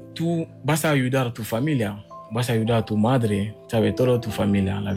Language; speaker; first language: Spanish; non-native, learner; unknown